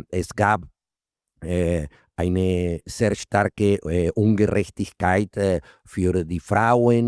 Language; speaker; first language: German; non-native, fluent; Spanish